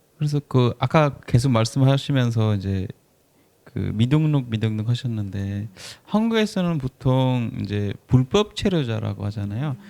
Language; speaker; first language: Korean; non-native, fluent; Bangla